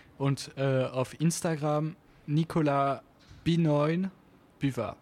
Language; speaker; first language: German; non-native, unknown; French